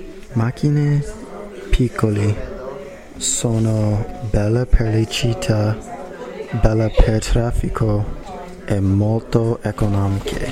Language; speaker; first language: Italian; non-native, learner; English